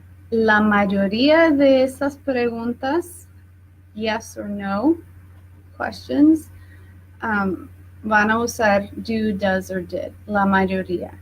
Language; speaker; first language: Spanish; non-native, fluent; English